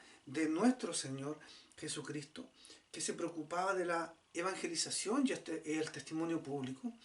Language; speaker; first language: Spanish; native; Spanish